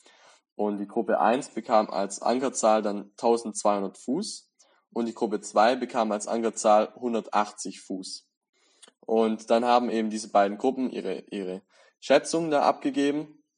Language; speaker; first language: German; native; German